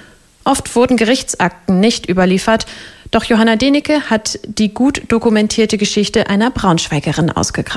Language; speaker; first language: German; native; German